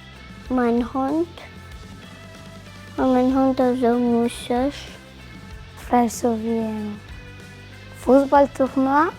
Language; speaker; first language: German; non-native, local second language; Luxembourgish